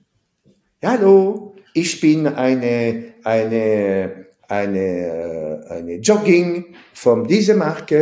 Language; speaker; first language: German; non-native, fluent; French